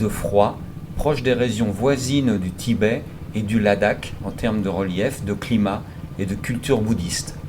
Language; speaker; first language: French; native; French